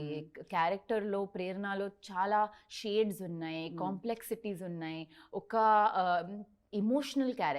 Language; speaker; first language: Telugu; non-native, learner; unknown